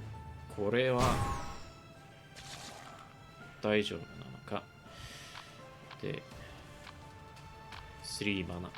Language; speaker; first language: Japanese; non-native, learner; English